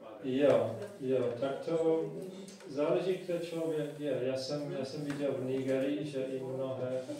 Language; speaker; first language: Czech; non-native, fluent; English